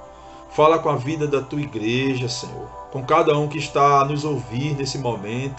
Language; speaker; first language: Portuguese; native; Portuguese